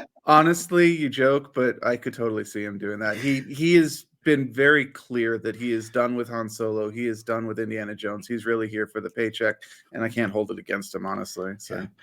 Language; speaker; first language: English; native; English